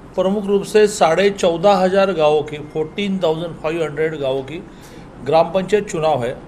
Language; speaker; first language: Hindi; non-native, local second language; Marathi